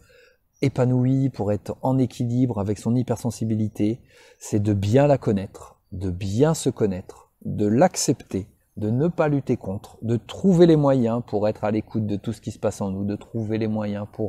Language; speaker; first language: French; native; French